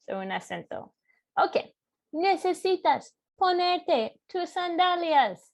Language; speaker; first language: Spanish; non-native, fluent; English